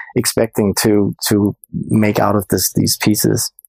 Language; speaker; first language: English; non-native, fluent; German